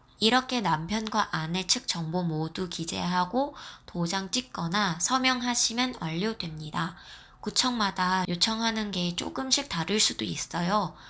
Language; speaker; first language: Korean; non-native, fluent; Vietnamese